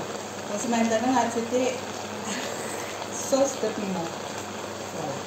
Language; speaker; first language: French; non-native, learner; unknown